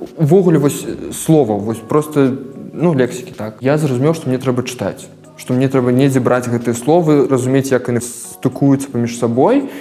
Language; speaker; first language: Belarusian; non-native, local second language; Russian